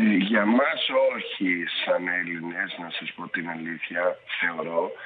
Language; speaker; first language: Greek; early bilingual, heritage; Italian